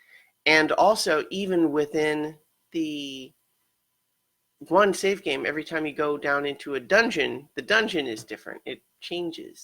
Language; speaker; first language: English; native; English